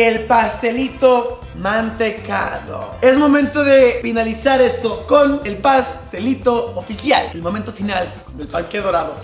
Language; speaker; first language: Spanish; native; Spanish